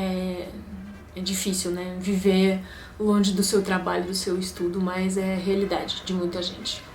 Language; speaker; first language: Portuguese; non-native, fluent; Russian